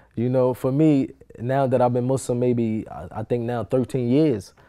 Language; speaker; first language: English; native; English